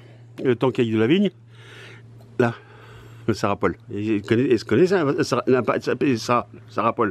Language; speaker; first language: French; native; French